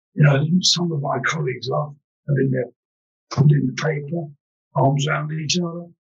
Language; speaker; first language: English; native; English